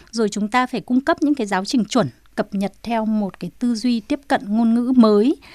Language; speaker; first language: Vietnamese; native; Vietnamese